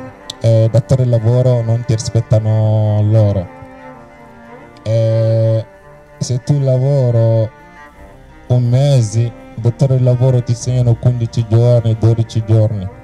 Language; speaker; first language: Italian; non-native, learner; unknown